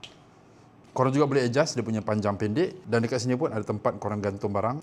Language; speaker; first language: Malay; native; Malay